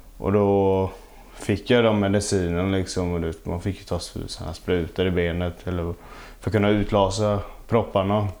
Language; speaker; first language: Swedish; early bilingual, other home language; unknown